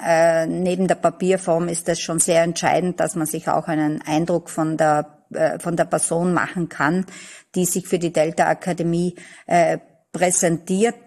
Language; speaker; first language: German; native; German